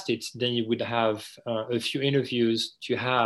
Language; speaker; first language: English; non-native, fluent; French